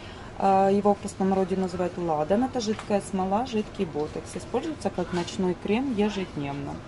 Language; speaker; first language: Russian; native; Russian